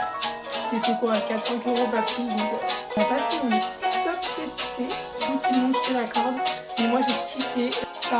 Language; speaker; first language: French; native; French